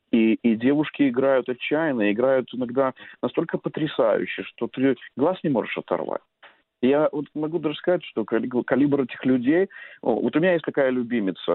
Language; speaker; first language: Russian; native; Russian